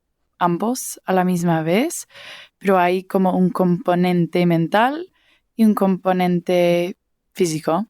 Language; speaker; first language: Spanish; early bilingual, heritage; English